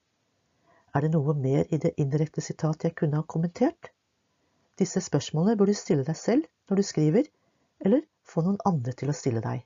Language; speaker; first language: Norwegian; native; Norwegian